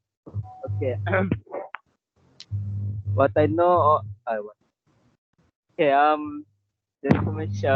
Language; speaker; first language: English; non-native, local second language; Malay